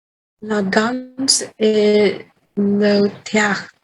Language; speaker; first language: French; non-native, learner; Vietnamese